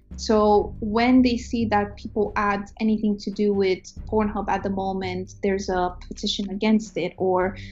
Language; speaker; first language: English; non-native, fluent; Romanian